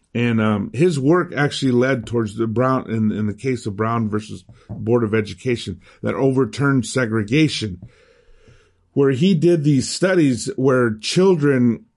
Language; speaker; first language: English; early bilingual, other home language; Spanish